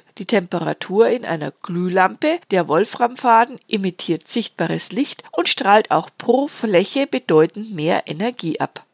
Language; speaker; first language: German; native; German